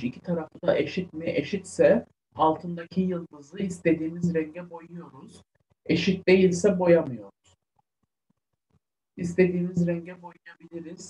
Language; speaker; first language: Turkish; native; Turkish